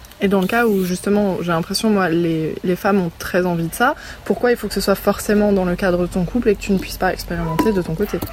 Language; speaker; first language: French; native; French